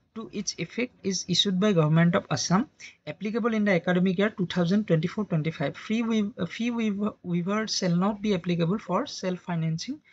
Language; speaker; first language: English; non-native, local second language; Assamese